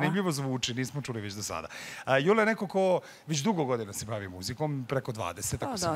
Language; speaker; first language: Serbian; native; Serbian